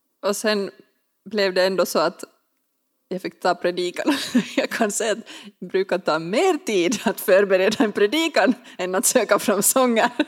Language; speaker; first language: Swedish; native; Swedish